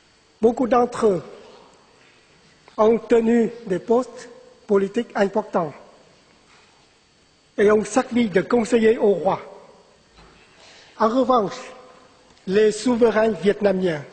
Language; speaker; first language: French; non-native, fluent; Vietnamese